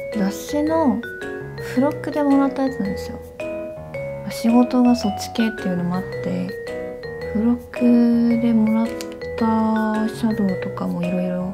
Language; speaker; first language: Japanese; non-native, fluent; Korean